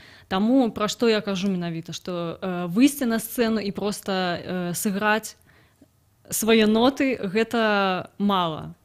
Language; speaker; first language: Belarusian; non-native, local second language; Russian